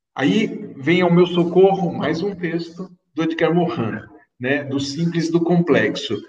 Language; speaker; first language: Portuguese; native; Portuguese